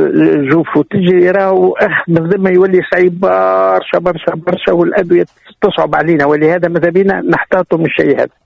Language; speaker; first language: Arabic; native; Arabic